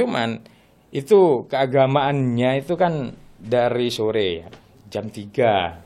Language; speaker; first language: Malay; non-native, local second language; Madurese